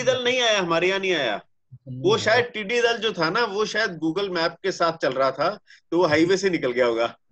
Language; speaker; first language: Hindi; native; Hindi